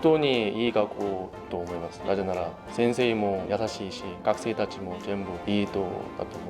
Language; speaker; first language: Japanese; non-native, learner; Korean